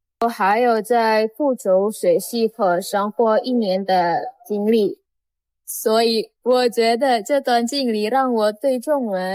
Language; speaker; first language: Chinese; non-native, learner; Indonesian